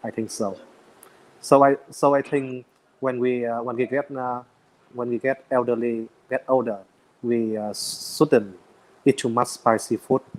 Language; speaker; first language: English; non-native, learner; Vietnamese